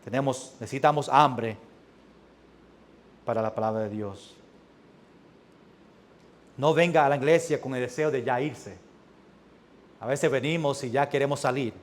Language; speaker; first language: Spanish; early bilingual, heritage; English